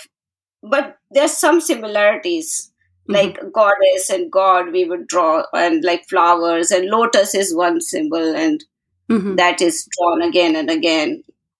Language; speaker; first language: English; non-native, local second language; Hindi